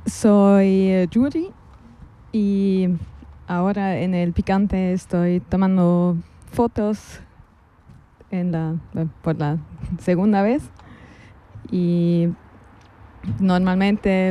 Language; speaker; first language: Spanish; non-native, fluent; German